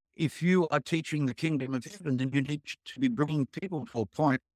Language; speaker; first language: English; native; English